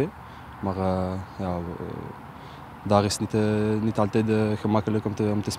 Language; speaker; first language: Dutch; non-native, local second language; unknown